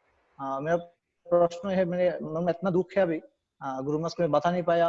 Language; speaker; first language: Hindi; non-native, learner; Bangla